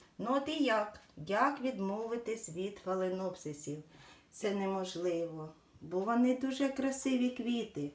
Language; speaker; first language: Ukrainian; non-native, local second language; Russian